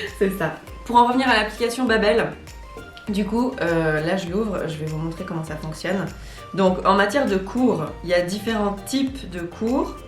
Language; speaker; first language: French; native; French